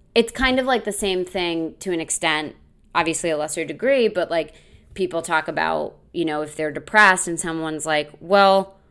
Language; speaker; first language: English; native; English